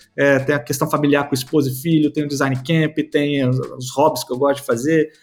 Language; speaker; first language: Portuguese; native; Portuguese